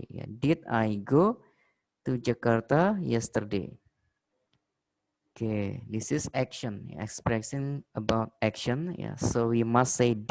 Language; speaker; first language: English; non-native, fluent; Indonesian